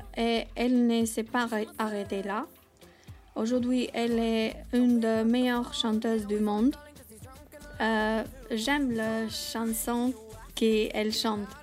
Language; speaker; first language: French; non-native, learner; Albanian